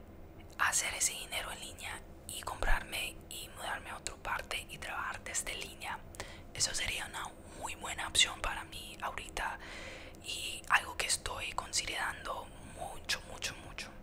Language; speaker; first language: Spanish; early bilingual, heritage; Spanish